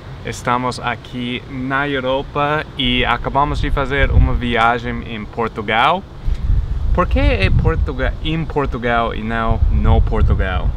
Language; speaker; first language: Portuguese; non-native, fluent; English